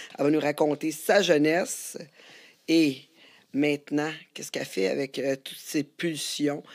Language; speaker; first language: French; native; French